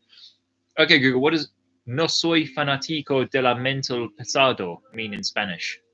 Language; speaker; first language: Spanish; non-native, learner; English